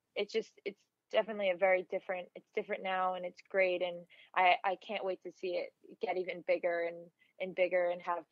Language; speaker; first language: English; native; English